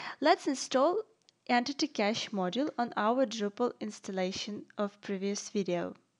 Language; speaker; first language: English; non-native, fluent; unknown